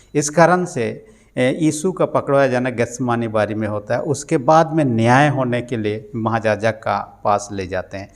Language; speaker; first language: Hindi; non-native, local second language; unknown